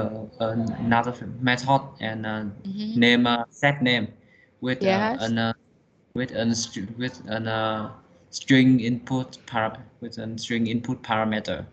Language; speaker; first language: English; non-native, learner; Vietnamese